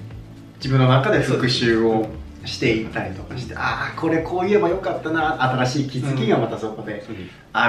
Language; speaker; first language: Japanese; native; Japanese